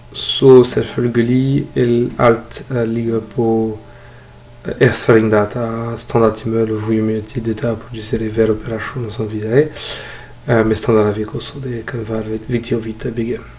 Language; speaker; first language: Norwegian; non-native, fluent; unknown